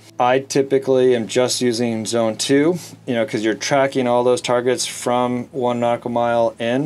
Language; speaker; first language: English; native; English